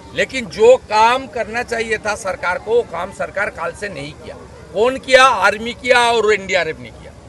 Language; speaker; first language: Hindi; non-native, local second language; Bangla